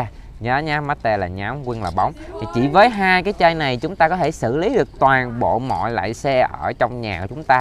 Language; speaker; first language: Vietnamese; native; Vietnamese